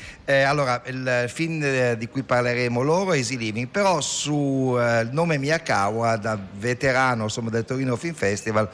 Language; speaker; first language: Italian; native; Italian